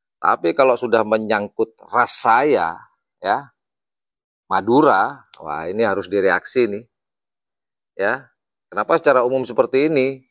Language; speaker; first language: Indonesian; non-native, local second language; Madurese